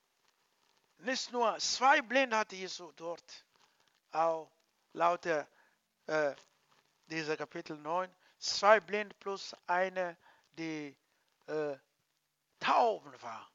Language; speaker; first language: German; non-native, learner; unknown